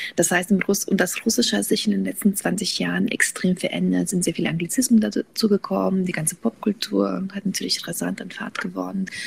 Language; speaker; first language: German; early bilingual, other home language; Russian